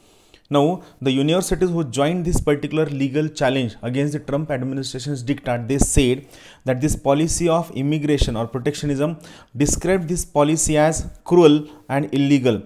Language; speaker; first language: English; non-native, local second language; Marathi